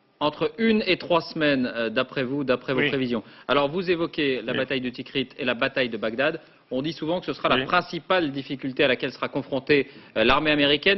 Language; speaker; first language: French; native; French